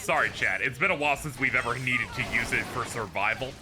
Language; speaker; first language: English; native; English